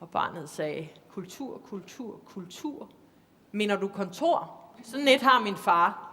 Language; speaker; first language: Danish; native; Danish